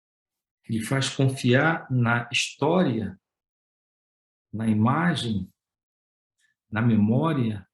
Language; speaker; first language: Portuguese; native; Portuguese